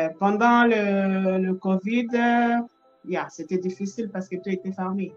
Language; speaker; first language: French; non-native, local second language; Lingala